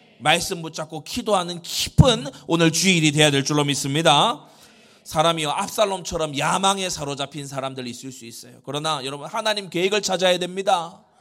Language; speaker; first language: Korean; native; Korean